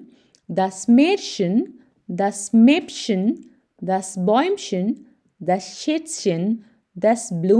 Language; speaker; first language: German; non-native, fluent; Malayalam